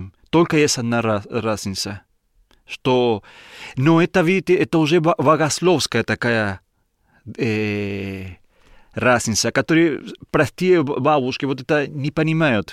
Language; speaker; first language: Russian; non-native, learner; Spanish